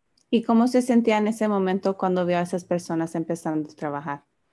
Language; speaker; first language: Spanish; early bilingual, heritage; Spanish